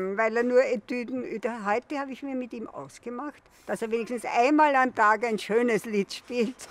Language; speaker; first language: German; native; German